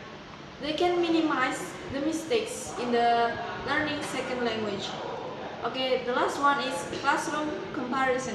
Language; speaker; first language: English; non-native, learner; Indonesian